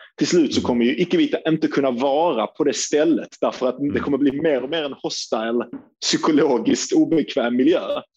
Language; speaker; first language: Swedish; early bilingual, other home language; Turkish